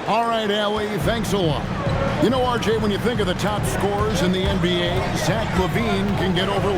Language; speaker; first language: English; native; English